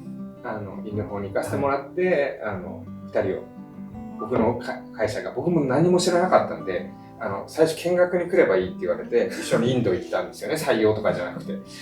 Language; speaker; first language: Japanese; native; Japanese